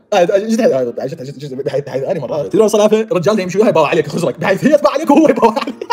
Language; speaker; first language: Arabic; native; Arabic